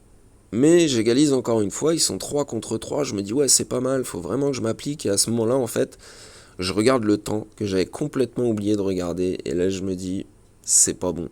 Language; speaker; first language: French; native; French